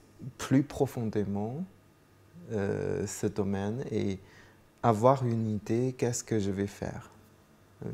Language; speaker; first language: French; non-native, fluent; Chinese